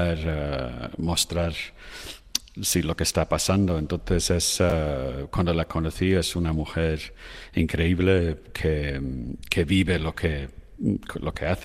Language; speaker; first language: Spanish; non-native, fluent; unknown